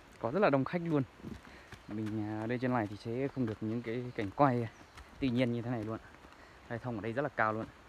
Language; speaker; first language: Vietnamese; non-native, local second language; Hmong